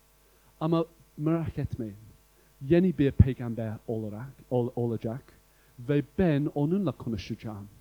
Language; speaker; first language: Turkish; non-native, fluent; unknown